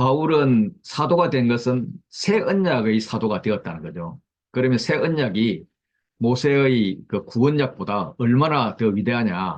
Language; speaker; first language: Korean; native; Korean